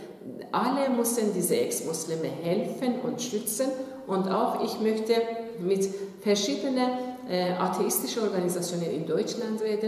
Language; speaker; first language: German; non-native, fluent; Persian